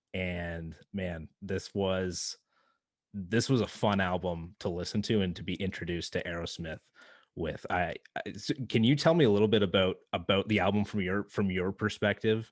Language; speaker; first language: English; native; English